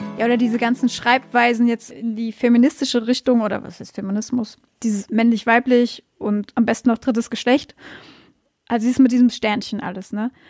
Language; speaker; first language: German; native; German